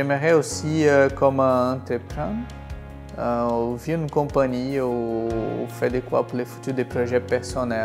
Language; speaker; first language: French; non-native, fluent; Portuguese